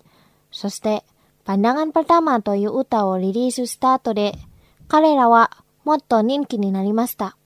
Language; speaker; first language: Japanese; non-native, fluent; Indonesian